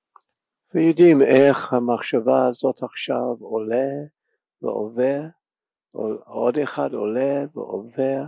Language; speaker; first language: Hebrew; non-native, fluent; English